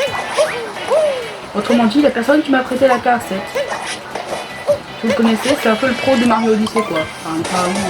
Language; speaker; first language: French; native; French